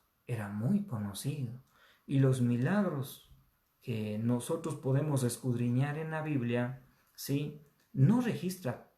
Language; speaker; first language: Spanish; native; Spanish